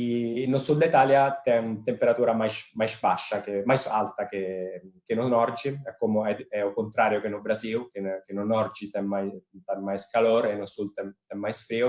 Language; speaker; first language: Portuguese; non-native, fluent; Italian